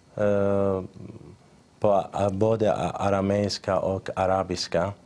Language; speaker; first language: Swedish; non-native, fluent; Arabic